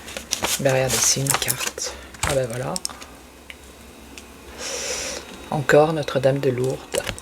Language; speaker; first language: French; native; French